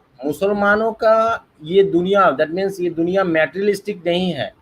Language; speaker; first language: Hindi; non-native, learner; Bangla